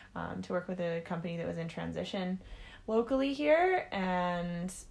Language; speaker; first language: English; native; English